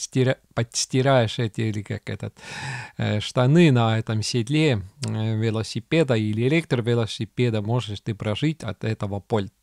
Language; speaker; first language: Russian; non-native, local second language; Estonian